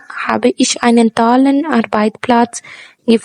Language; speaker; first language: German; non-native, fluent; Urdu